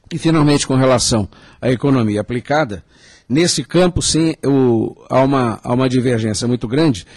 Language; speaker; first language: Portuguese; native; Portuguese